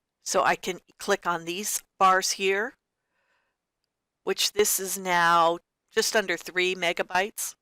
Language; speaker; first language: English; native; English